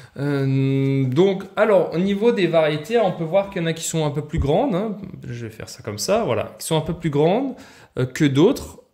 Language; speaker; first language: French; native; French